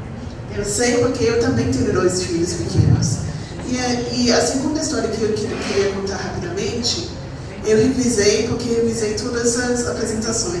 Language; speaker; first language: Portuguese; non-native, fluent; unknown